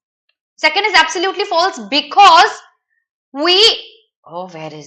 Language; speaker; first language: English; non-native, local second language; Hindi